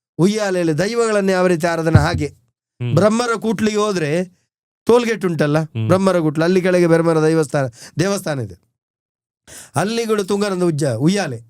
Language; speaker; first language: Kannada; non-native, local second language; Tulu